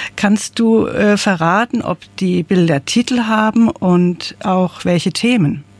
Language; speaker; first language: German; native; German